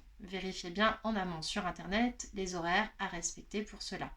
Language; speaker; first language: French; native; French